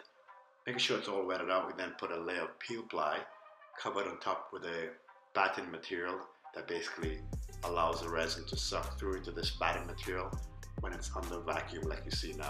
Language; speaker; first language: English; native; English